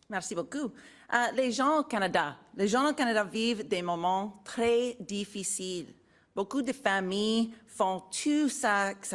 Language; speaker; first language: French; non-native, learner; English